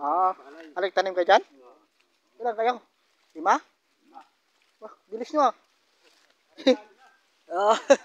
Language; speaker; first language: Filipino; native; Filipino